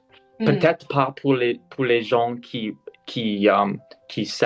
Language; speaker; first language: French; non-native, learner; English